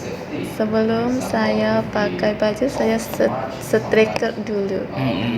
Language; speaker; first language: Indonesian; non-native, learner; Malay